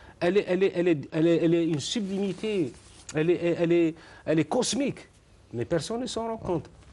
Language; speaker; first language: French; non-native, local second language; Arabic